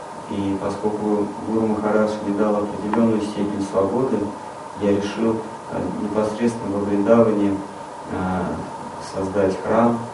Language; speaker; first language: Russian; native; Russian